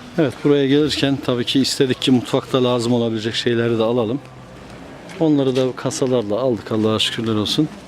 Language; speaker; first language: Turkish; native; Turkish